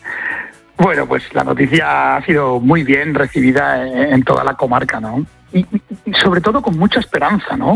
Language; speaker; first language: Spanish; native; Spanish